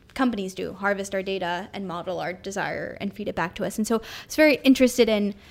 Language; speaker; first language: English; native; English